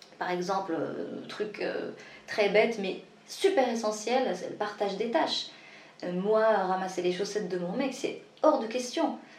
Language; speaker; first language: French; non-native, local second language; Arabic